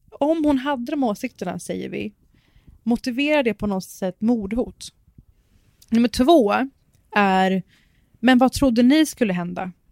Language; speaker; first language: Swedish; early bilingual, other home language; Persian